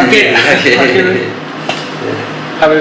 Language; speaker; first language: English; non-native, learner; Japanese